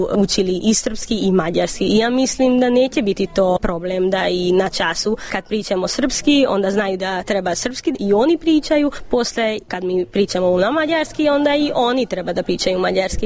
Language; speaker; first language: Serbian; non-native, learner; Hungarian